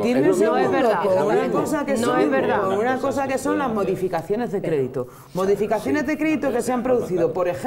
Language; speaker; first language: Spanish; native; Spanish